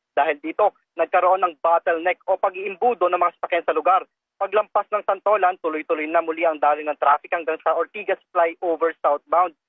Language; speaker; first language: Filipino; native; Filipino